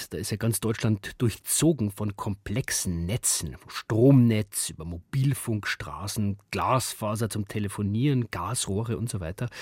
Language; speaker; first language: German; native; German